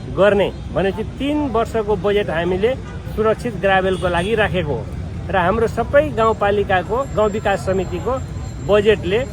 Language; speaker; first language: Nepali; non-native, local second language; Maithili